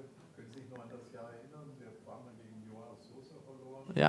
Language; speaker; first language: German; native; German